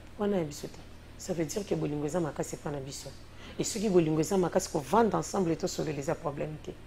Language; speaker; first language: Lingala; non-native, local second language; Kongo